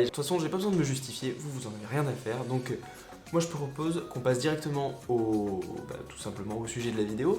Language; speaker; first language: French; native; French